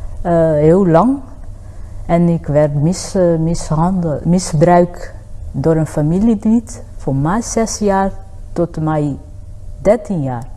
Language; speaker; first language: Dutch; non-native, fluent; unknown